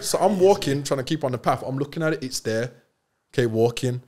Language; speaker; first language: English; native; English